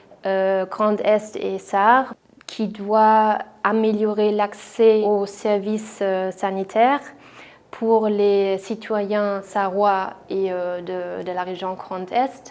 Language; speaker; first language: French; non-native, fluent; German